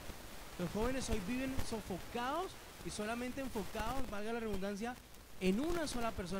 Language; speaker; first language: Spanish; native; Spanish